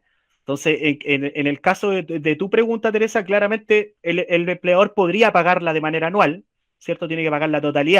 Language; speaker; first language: Spanish; native; Spanish